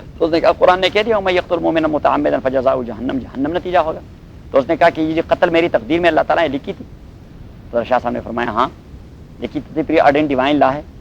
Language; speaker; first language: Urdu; non-native, local second language; Pashto